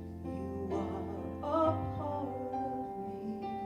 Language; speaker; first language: English; native; English